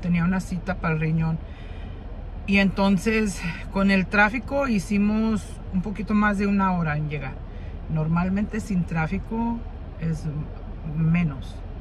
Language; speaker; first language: Spanish; early bilingual, heritage; Spanish